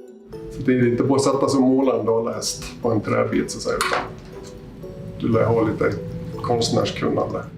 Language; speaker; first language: Swedish; native; Swedish